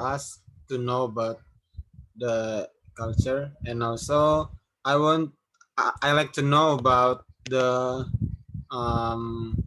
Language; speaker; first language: English; non-native, learner; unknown